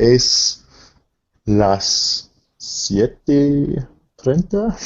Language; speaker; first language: Spanish; non-native, learner; English